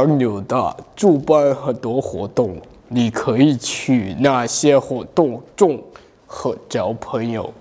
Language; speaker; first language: Chinese; non-native, learner; English